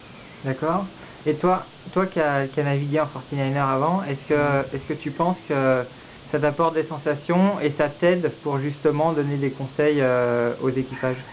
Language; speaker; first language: French; native; French